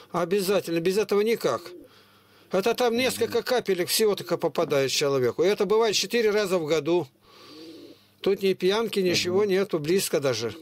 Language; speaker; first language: Russian; native; Russian